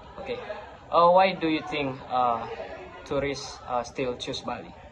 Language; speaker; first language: English; non-native, learner; Indonesian